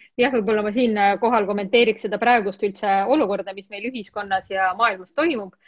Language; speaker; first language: Estonian; non-native, local second language; Russian